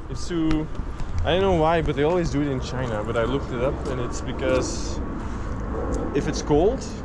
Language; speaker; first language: English; non-native, fluent; Dutch